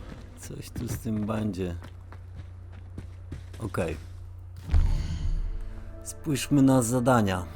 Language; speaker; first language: Polish; native; Polish